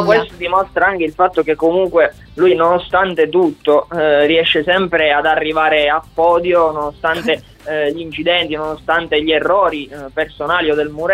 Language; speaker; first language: Italian; native; Italian